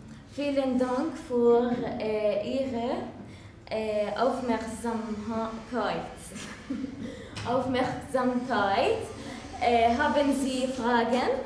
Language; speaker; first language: German; non-native, learner; Arabic